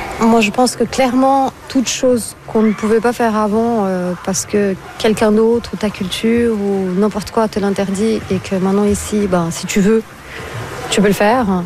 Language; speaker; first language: French; non-native, fluent; Portuguese